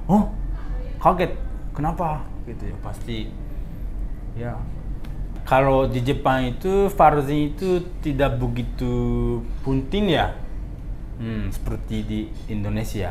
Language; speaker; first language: Indonesian; non-native, fluent; Japanese